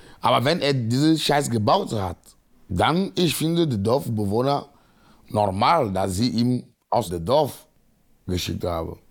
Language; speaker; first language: German; non-native, fluent; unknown